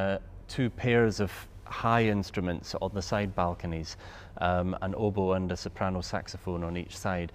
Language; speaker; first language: English; native; English